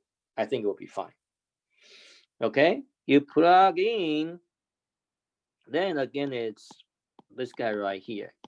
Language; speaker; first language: English; non-native, fluent; Chinese